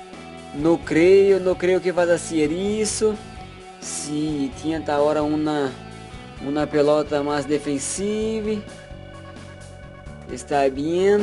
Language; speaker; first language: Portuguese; non-native, learner; Spanish